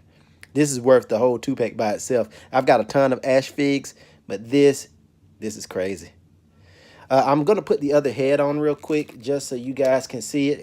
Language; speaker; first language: English; native; English